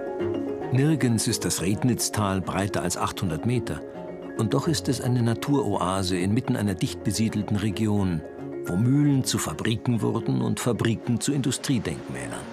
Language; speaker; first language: German; native; German